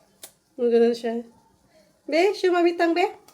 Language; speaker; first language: Filipino; native; Filipino